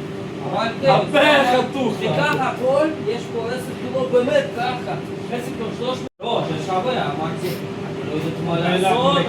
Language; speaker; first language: Hebrew; non-native, learner; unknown